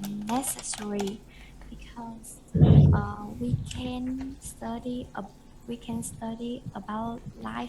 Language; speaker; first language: English; non-native, learner; Vietnamese